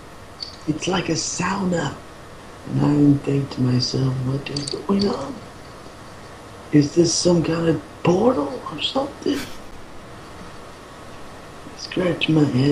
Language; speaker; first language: English; native; English